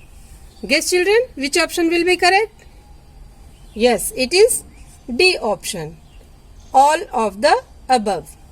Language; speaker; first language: English; non-native, local second language; Hindi